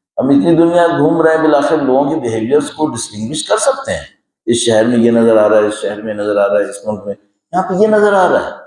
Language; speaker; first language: Urdu; native; Urdu